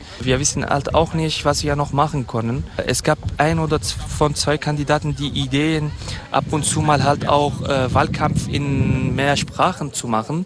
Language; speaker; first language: German; non-native, fluent; Kurdish